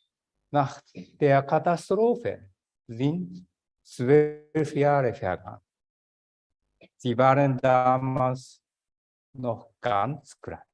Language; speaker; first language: German; non-native, fluent; Japanese